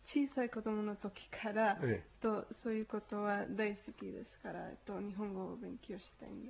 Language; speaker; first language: Japanese; non-native, learner; Spanish